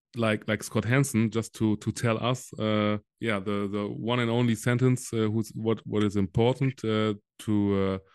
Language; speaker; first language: English; non-native, fluent; German